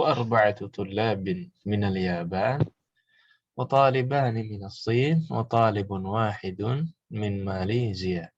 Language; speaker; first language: Arabic; non-native, fluent; Indonesian